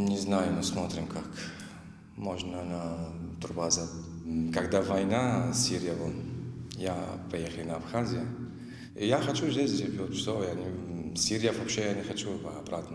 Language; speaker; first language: Russian; non-native, learner; Arabic